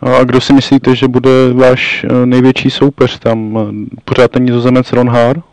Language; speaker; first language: Czech; native; Czech